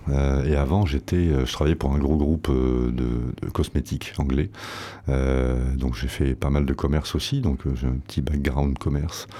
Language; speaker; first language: French; native; French